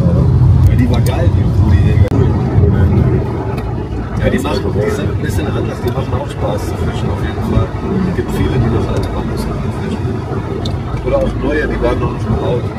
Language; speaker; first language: German; native; German